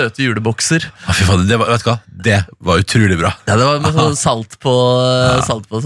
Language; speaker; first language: Norwegian; native; Norwegian